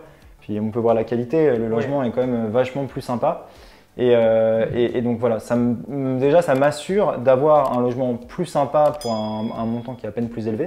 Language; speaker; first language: French; native; French